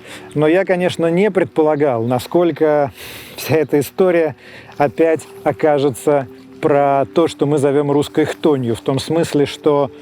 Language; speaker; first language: Russian; native; Russian